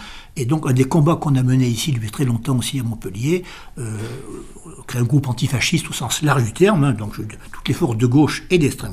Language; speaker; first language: French; native; French